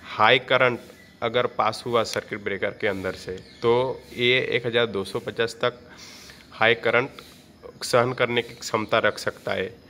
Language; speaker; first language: Hindi; non-native, local second language; Gujarati